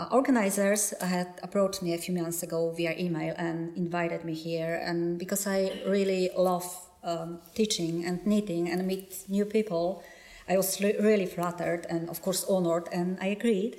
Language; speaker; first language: English; non-native, fluent; Polish